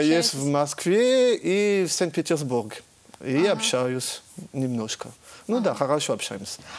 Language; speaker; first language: Russian; early bilingual, heritage; French